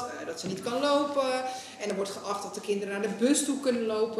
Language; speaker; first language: Dutch; native; Dutch